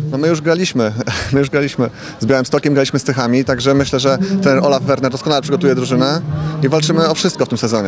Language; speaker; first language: Polish; native; Polish